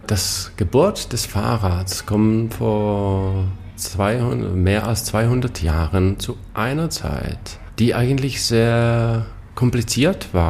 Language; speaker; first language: German; non-native, fluent; Czech